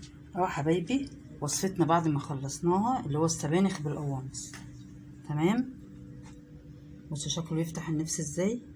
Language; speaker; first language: Arabic; native; Arabic